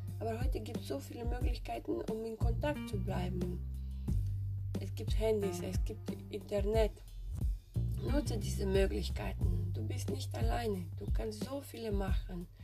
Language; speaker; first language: German; non-native, fluent; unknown